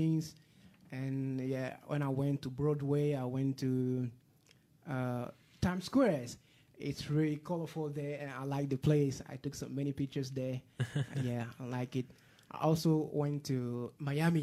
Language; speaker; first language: English; non-native, fluent; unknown